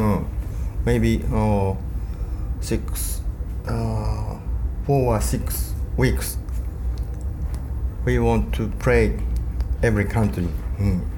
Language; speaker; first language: English; non-native, learner; Japanese